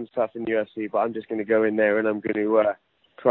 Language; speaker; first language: English; native; English